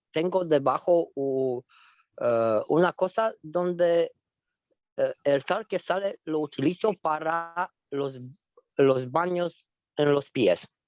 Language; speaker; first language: Spanish; non-native, fluent; Romanian